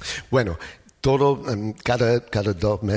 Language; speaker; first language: Spanish; non-native, learner; English